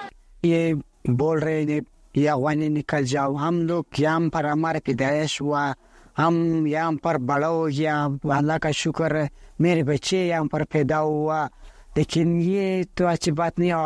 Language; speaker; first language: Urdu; early bilingual, heritage; Pashto